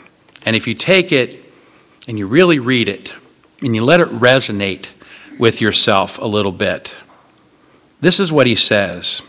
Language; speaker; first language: English; native; English